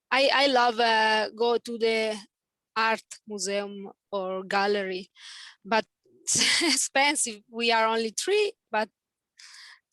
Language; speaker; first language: English; non-native, learner; Italian